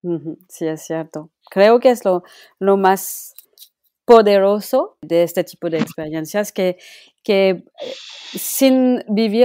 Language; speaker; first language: Spanish; non-native, local second language; French